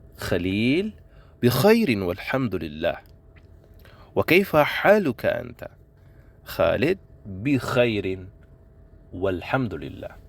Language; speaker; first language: Arabic; non-native, fluent; Indonesian